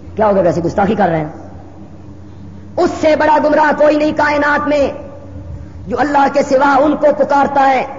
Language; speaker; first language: Urdu; non-native, local second language; Punjabi